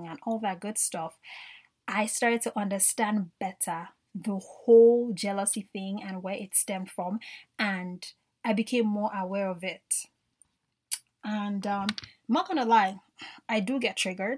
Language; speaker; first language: English; non-native, local second language; Yoruba